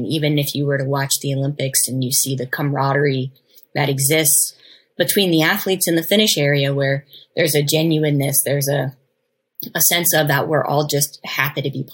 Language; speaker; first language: English; native; English